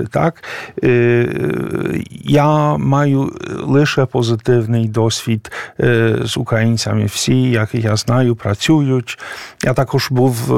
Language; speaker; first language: Ukrainian; non-native, fluent; Polish